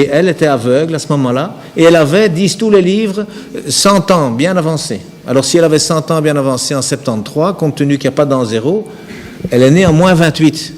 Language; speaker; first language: French; native; French